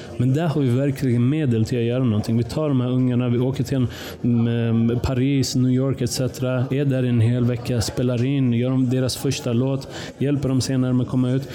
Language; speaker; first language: Swedish; early bilingual, other home language; Persian